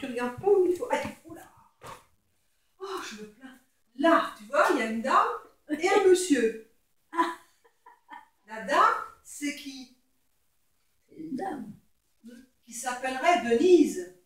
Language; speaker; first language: French; native; French